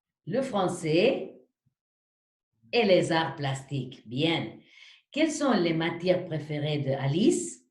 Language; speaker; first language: French; non-native, fluent; Spanish